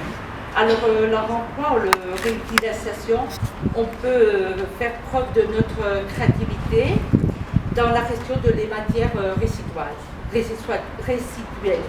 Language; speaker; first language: French; non-native, learner; Spanish